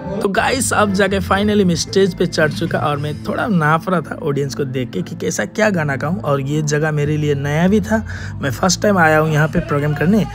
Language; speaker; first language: Hindi; non-native, local second language; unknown